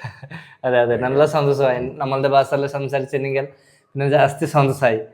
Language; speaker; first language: Malayalam; non-native, learner; Bangla